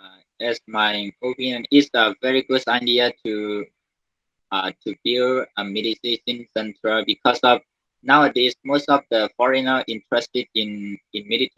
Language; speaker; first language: English; non-native, learner; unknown